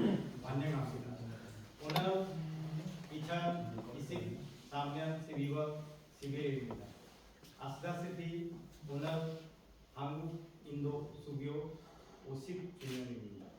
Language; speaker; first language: Korean; non-native, fluent; Hindi